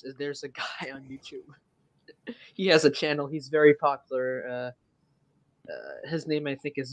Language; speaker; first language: English; non-native, fluent; French